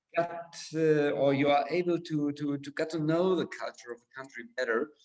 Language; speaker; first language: English; non-native, fluent; German